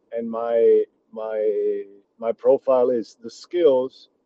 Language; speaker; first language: English; early bilingual, other home language; Czech